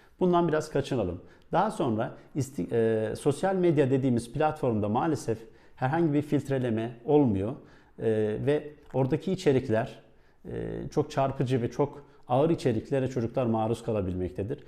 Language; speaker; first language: Turkish; native; Turkish